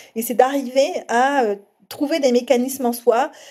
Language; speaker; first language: French; native; French